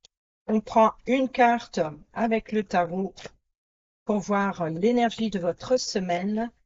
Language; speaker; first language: French; native; French